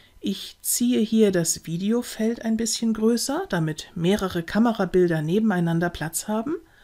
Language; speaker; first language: German; native; German